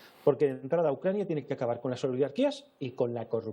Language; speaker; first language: Spanish; native; Spanish